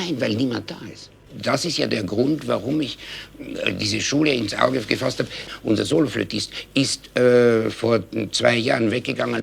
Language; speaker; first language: German; native; German